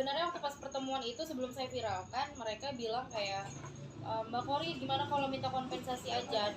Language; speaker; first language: Indonesian; native; Indonesian